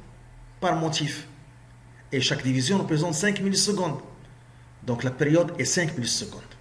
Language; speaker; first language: French; non-native, local second language; Arabic